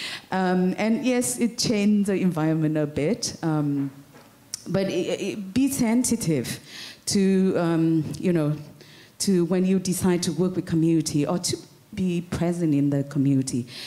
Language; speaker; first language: English; non-native, fluent; Vietnamese